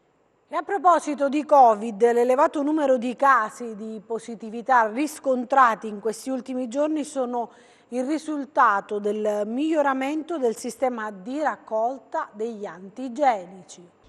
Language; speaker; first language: Italian; native; Italian